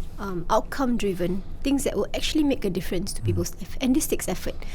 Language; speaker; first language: English; non-native, local second language; Malay